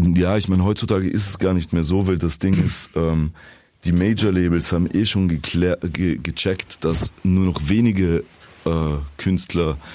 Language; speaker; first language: German; native; German